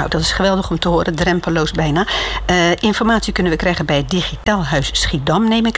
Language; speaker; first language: Dutch; native; Dutch